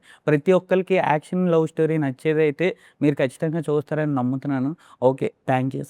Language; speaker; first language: Telugu; native; Telugu